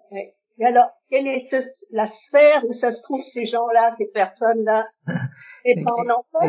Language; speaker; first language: French; early bilingual, other home language; Vietnamese